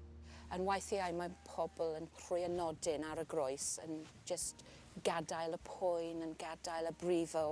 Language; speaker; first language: Welsh; non-native, learner; English